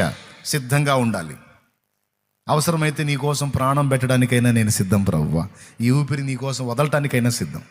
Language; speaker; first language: Telugu; native; Telugu